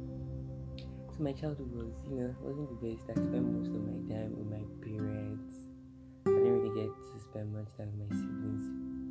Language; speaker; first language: English; non-native, local second language; Yoruba